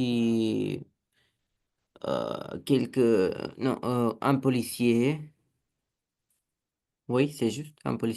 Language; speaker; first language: French; non-native, learner; Romanian